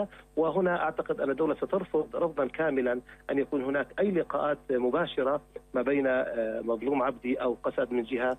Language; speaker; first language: Arabic; native; Arabic